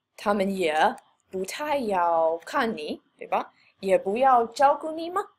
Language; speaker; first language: Chinese; non-native, fluent; English